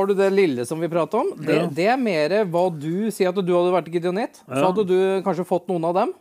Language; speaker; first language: Norwegian; native; Norwegian